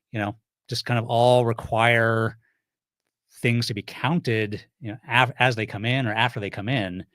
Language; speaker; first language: English; native; English